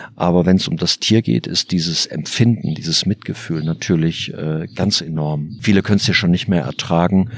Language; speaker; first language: German; native; German